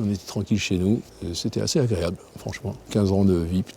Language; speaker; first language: French; native; French